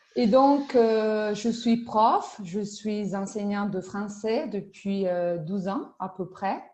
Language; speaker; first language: French; non-native, fluent; Spanish